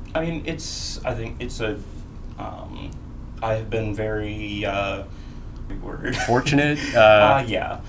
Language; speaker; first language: English; native; English